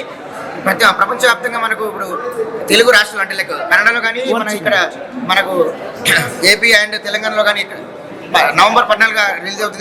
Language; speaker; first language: Telugu; native; Telugu